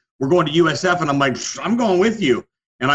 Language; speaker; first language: English; native; English